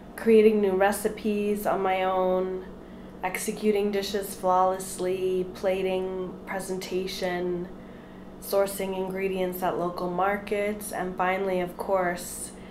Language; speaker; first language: English; native; English